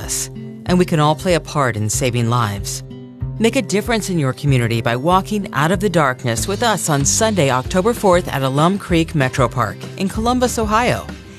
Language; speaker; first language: English; native; English